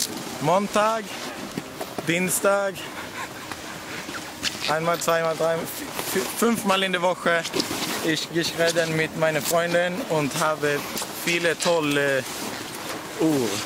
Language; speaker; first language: German; non-native, learner; Swedish